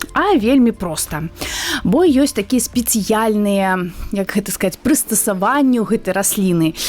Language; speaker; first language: Belarusian; native; Belarusian